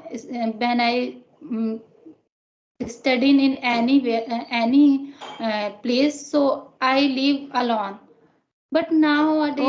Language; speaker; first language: English; non-native, learner; Hindi